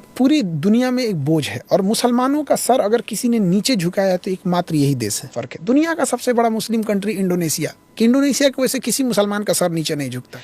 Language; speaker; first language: Hindi; native; Hindi